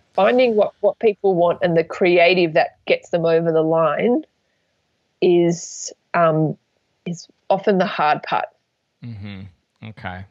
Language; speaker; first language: English; native; English